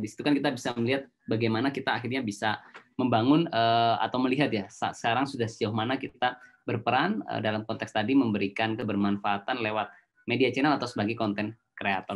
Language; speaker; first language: Indonesian; native; Indonesian